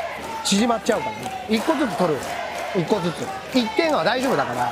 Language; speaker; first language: Japanese; native; Japanese